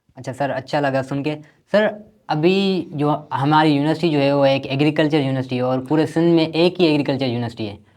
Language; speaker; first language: Urdu; non-native, local second language; Sindhi